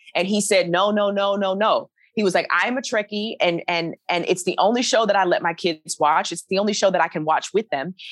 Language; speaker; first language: English; native; English